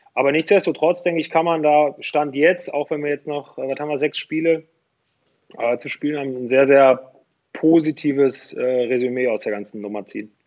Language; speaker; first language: German; native; German